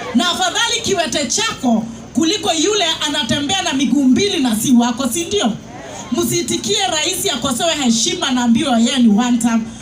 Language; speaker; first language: Swahili; non-native, local second language; Kikuyu